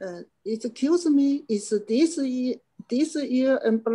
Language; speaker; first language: English; non-native, learner; Chinese